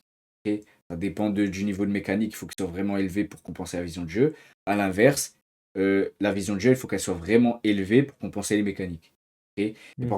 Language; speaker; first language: French; native; French